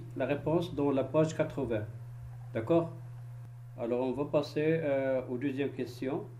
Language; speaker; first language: French; non-native, local second language; Arabic